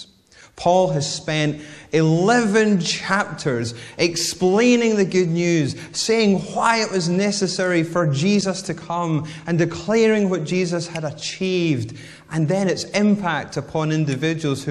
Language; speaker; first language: English; native; English